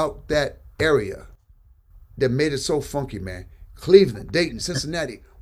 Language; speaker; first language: English; native; English